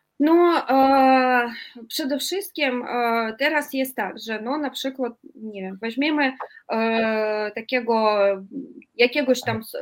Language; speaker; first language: Polish; non-native, fluent; Russian